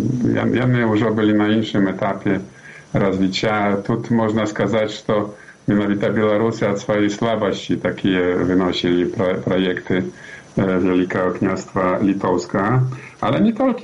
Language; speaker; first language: Polish; non-native, learner; Belarusian